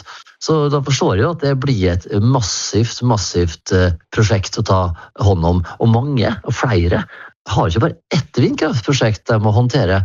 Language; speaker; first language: Norwegian; native; Norwegian